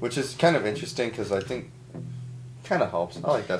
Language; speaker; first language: English; native; English